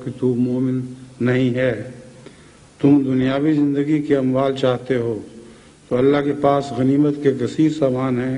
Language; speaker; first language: Urdu; native; Urdu